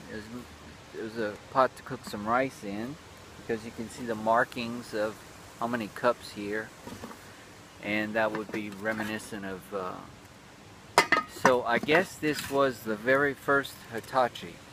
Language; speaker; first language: English; early bilingual, other home language; French